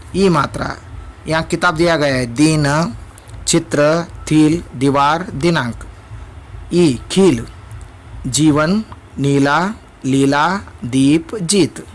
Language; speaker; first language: Hindi; non-native, local second language; Kannada